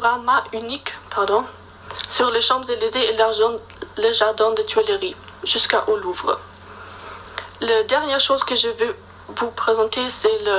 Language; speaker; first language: French; non-native, learner; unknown